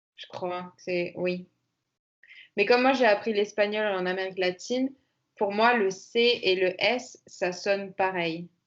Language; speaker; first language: French; native; French